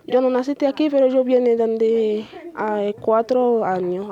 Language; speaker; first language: Spanish; non-native, learner; Haitian Creole